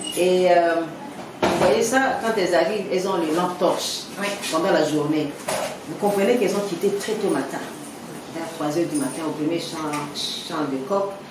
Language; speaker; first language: French; non-native, local second language; Lingala